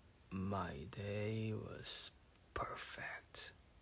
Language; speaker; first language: English; non-native, learner; Korean